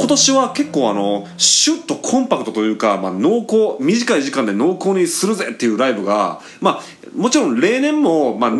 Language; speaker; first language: Japanese; native; Japanese